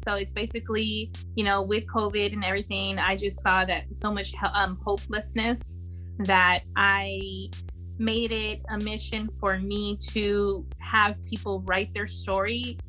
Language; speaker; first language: English; early bilingual, other home language; Spanish